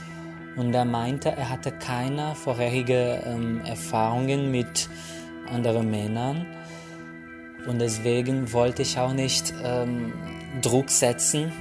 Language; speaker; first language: German; non-native, fluent; Portuguese